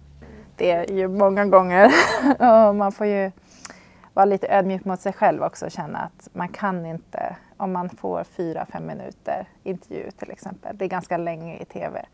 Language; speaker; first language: Swedish; native; Swedish